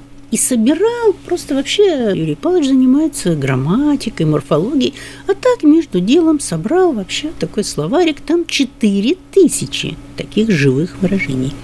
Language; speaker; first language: Russian; native; Russian